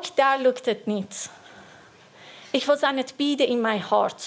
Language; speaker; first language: Dutch; non-native, learner; Persian